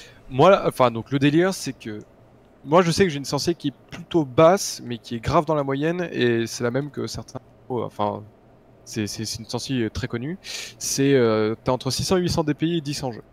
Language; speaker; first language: French; native; French